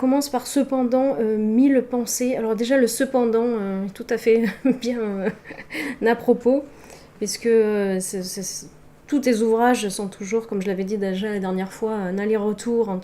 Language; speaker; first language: French; native; French